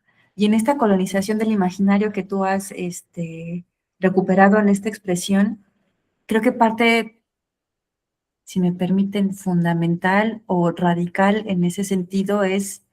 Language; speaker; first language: Spanish; native; Spanish